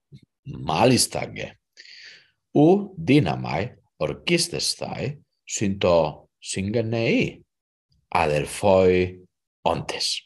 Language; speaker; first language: Greek; non-native, learner; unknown